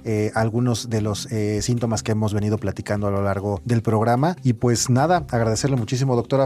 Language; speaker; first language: Spanish; native; Spanish